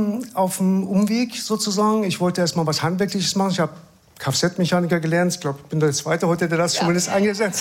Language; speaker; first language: German; early bilingual, other home language; Persian